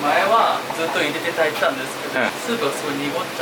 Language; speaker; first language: Japanese; native; Japanese